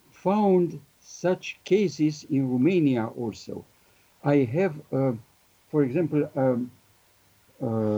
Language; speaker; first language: English; non-native, fluent; Romanian